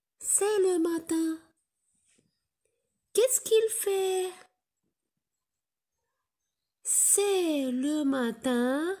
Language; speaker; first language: French; non-native, local second language; Arabic